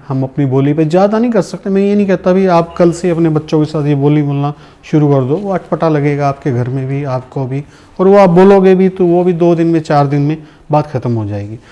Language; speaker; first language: Hindi; non-native, local second language; Punjabi